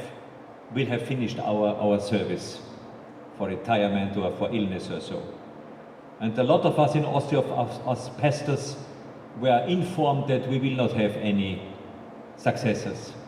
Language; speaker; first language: English; non-native, fluent; German